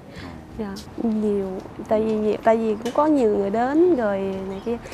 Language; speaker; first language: Vietnamese; early bilingual, heritage; Vietnamese